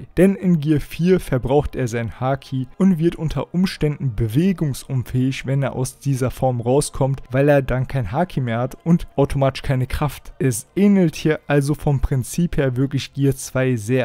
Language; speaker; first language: German; native; German